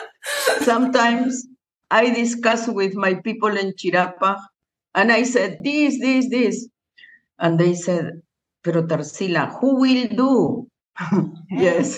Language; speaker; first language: English; non-native, learner; Spanish